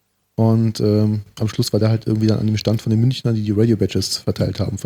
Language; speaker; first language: German; native; German